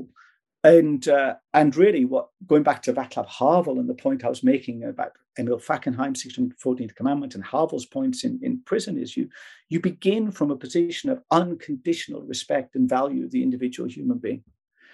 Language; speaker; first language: English; native; English